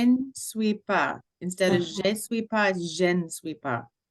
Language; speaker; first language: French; non-native, learner; English